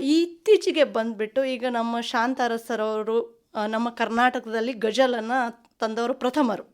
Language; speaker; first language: Kannada; non-native, local second language; Lambadi